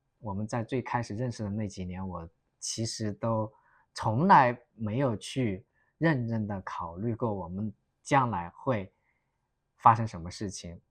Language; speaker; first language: Chinese; native; Chinese